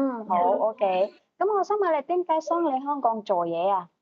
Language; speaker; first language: Cantonese; native; Cantonese